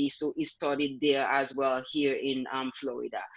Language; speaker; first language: English; non-native, fluent; Haitian Creole